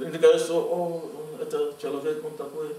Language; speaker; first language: Russian; non-native, fluent; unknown